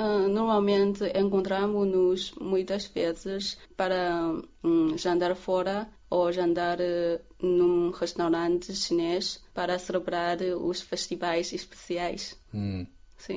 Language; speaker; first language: Portuguese; non-native, learner; Chinese